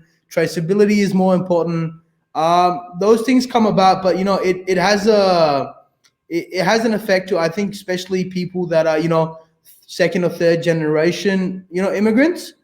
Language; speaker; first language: English; early bilingual, other home language; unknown